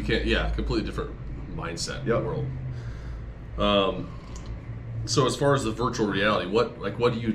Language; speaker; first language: English; native; English